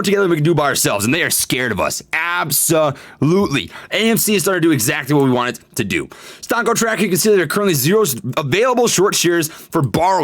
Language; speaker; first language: English; native; English